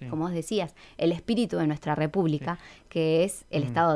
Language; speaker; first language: Spanish; native; Spanish